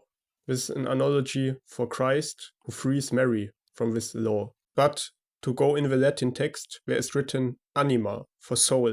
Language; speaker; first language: English; non-native, fluent; German